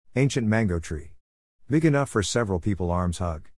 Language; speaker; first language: English; non-native, fluent; Vietnamese